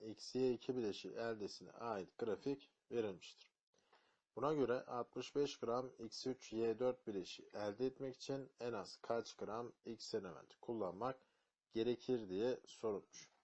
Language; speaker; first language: Turkish; native; Turkish